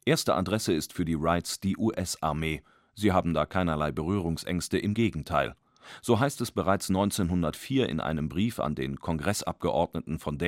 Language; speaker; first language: German; native; German